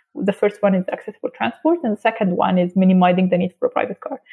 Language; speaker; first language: English; non-native, fluent; Arabic